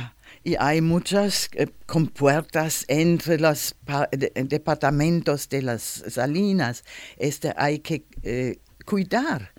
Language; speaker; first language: Spanish; non-native, learner; German